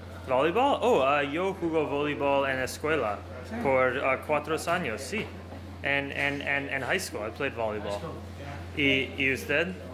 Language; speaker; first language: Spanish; non-native, learner; English